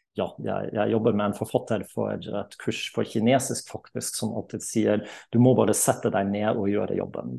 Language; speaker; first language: Norwegian; non-native, fluent; German